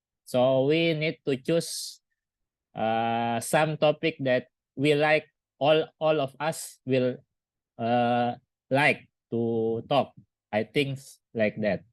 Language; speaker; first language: English; non-native, learner; Indonesian